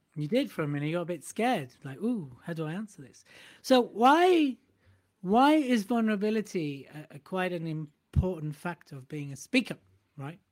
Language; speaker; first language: English; native; English